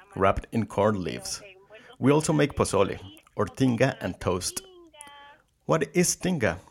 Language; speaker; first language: English; non-native, fluent; Spanish